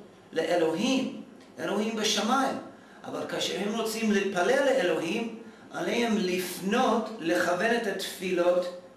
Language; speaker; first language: Hebrew; non-native, fluent; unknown